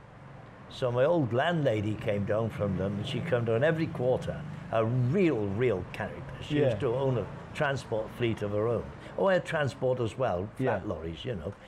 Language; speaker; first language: English; native; English